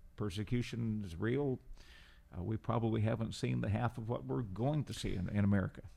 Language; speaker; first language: English; non-native, fluent; Spanish